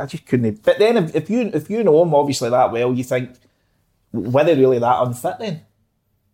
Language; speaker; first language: English; native; English